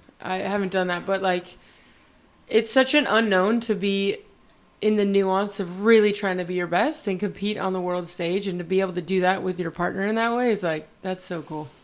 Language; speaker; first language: English; native; English